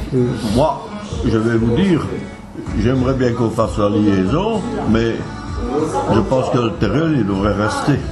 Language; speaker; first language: French; native; French